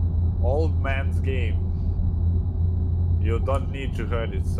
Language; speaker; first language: English; non-native, learner; Lithuanian